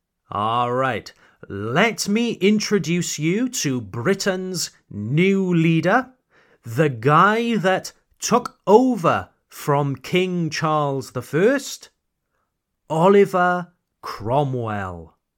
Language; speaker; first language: English; native; English